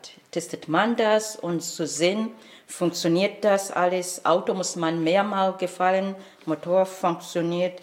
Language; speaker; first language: German; non-native, fluent; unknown